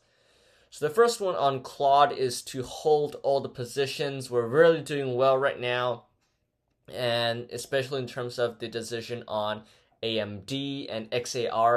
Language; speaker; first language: English; non-native, fluent; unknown